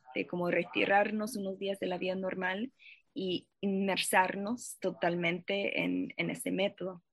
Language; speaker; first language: Spanish; non-native, fluent; English